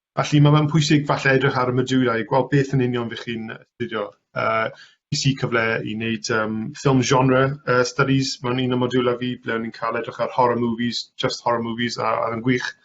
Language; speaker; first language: Welsh; non-native, local second language; English